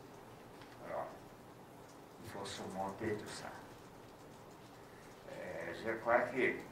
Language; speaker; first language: French; non-native, fluent; Portuguese